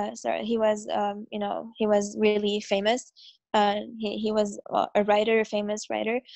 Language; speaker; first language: English; non-native, fluent; Arabic